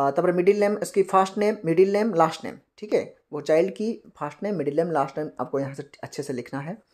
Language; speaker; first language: Hindi; non-native, local second language; Bangla